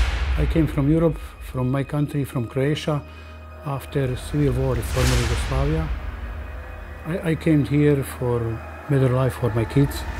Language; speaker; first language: English; non-native, learner; Croatian